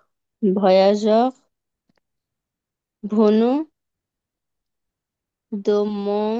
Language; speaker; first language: French; non-native, learner; Bangla